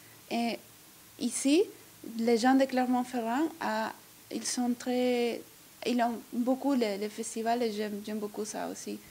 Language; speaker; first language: French; non-native, learner; Italian